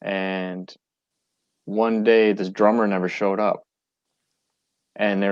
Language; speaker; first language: English; native; English